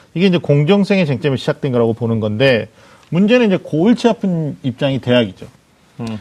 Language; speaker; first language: Korean; native; Korean